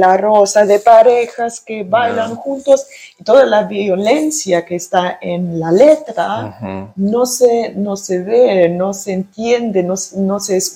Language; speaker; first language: Spanish; early bilingual, heritage; German